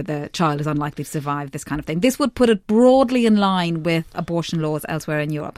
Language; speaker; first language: English; native; English